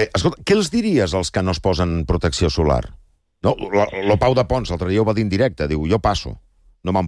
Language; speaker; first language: Catalan; native; Catalan